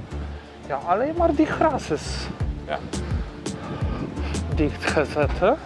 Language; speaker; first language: Dutch; non-native, learner; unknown